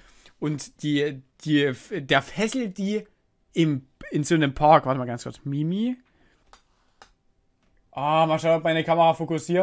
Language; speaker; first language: German; native; German